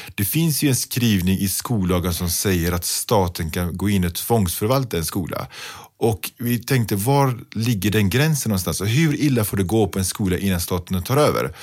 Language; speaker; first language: Swedish; early bilingual, other home language; Pashto